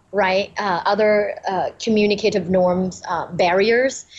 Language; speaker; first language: English; non-native, fluent; Thai